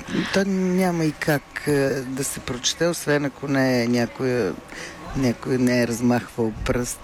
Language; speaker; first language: Bulgarian; native; Bulgarian